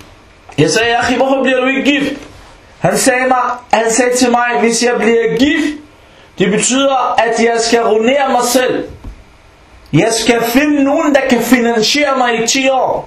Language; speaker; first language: Danish; non-native, local second language; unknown